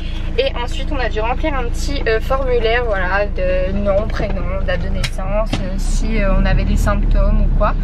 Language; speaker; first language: French; native; French